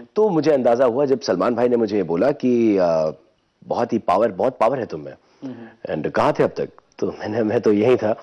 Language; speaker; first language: Hindi; native; Hindi